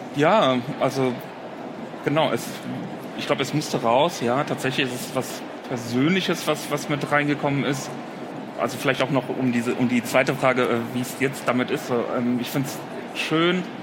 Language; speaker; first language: German; early bilingual, other home language; Polish